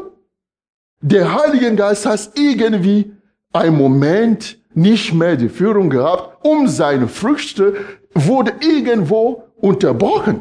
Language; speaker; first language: German; non-native, fluent; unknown